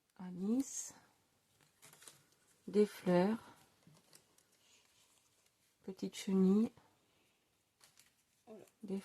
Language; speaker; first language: French; native; French